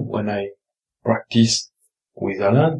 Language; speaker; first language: English; non-native, learner; French